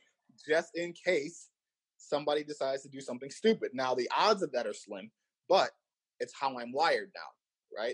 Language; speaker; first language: English; native; English